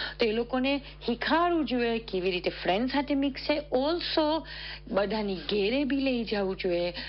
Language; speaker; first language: Gujarati; early bilingual, heritage; Gujarati